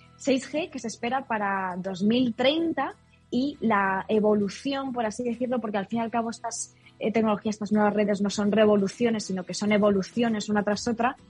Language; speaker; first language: Spanish; native; Spanish